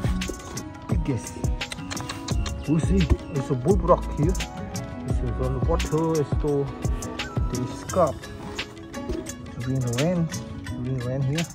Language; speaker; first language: English; non-native, learner; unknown